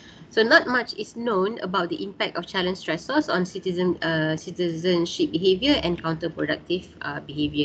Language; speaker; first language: English; non-native, local second language; Malay